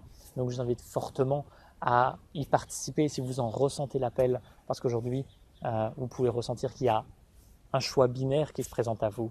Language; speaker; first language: French; native; French